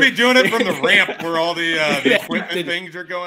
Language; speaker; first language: English; native; English